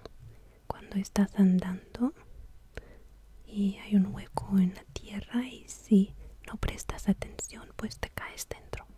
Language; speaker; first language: Spanish; non-native, fluent; Russian